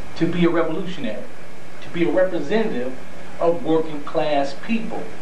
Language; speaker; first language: English; native; English